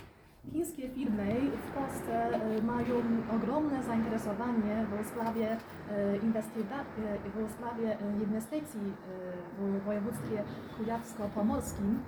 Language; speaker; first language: Polish; non-native, fluent; Chinese